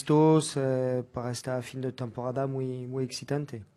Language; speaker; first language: Spanish; non-native, fluent; French